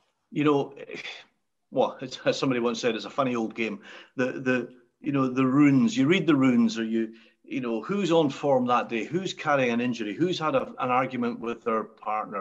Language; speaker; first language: English; native; English